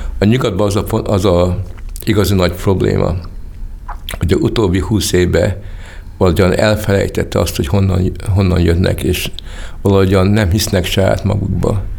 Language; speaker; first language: Hungarian; early bilingual, heritage; Hungarian